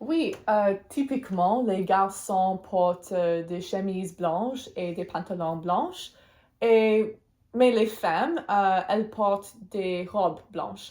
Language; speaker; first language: French; non-native, learner; Swedish